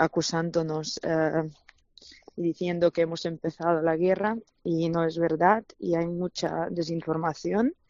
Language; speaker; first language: Spanish; non-native, fluent; Ukrainian